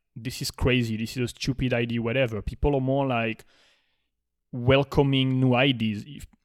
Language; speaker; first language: English; non-native, fluent; Spanish